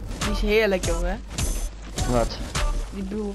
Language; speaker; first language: Dutch; native; Dutch